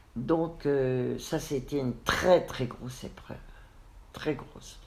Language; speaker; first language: French; native; French